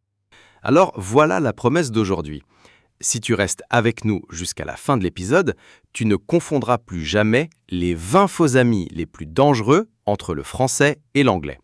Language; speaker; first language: French; native; French